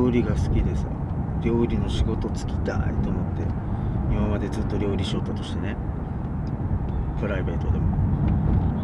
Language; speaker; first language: Japanese; native; Japanese